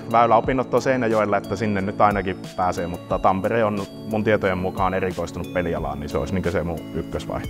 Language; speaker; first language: Finnish; native; Finnish